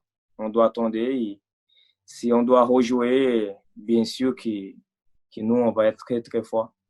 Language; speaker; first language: French; non-native, fluent; Portuguese